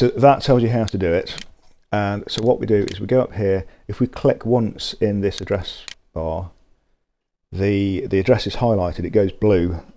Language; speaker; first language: English; native; English